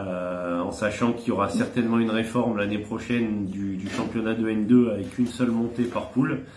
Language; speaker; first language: French; native; French